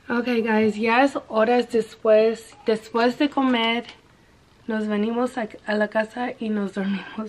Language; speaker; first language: Spanish; non-native, learner; English